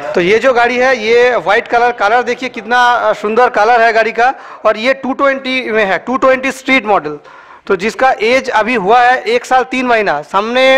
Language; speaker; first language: Hindi; non-native, local second language; Bangla